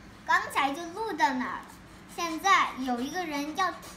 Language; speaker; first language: Chinese; early bilingual, heritage; Chinese